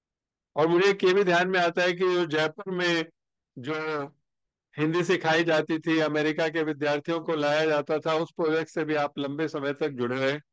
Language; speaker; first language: Hindi; native; Hindi